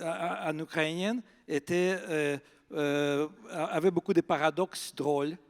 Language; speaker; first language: French; non-native, fluent; Russian